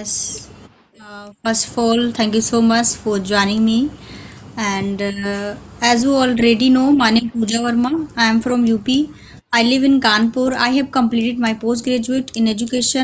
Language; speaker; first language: English; non-native, learner; Hindi